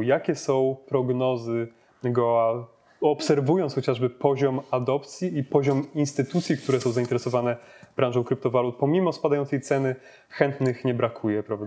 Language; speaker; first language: Polish; native; Polish